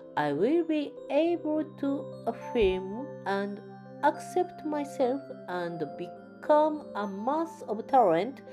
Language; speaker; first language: English; non-native, learner; Japanese